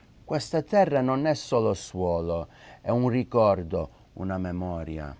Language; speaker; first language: Italian; early bilingual, heritage; English